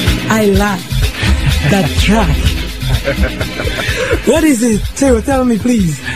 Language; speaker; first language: English; non-native, fluent; French